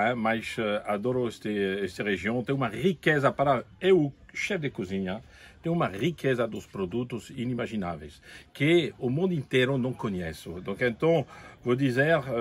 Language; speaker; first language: Portuguese; non-native, fluent; French